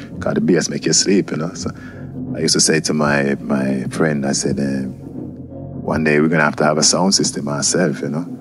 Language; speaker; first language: English; native; English